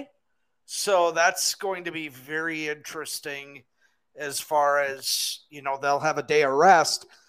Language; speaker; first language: English; native; English